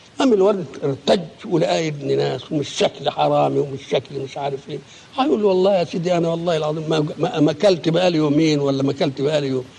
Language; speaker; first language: Egyptian Arabic; native; Egyptian Arabic